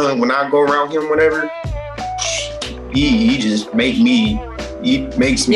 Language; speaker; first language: English; native; English